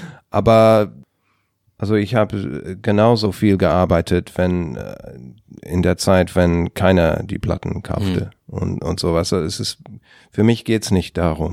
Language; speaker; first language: German; non-native, fluent; English